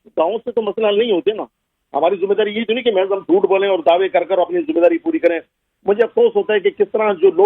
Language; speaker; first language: Urdu; native; Urdu